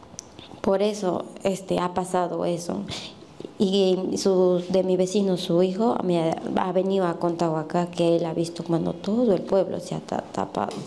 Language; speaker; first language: Spanish; native; Spanish